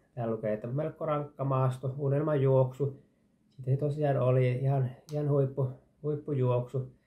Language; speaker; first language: Finnish; native; Finnish